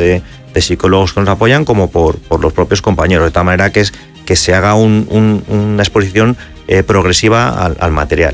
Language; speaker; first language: Spanish; native; Spanish